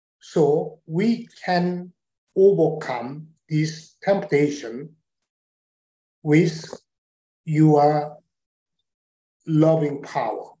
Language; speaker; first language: English; non-native, learner; Chinese